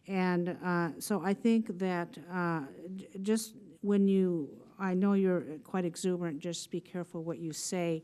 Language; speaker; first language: English; native; English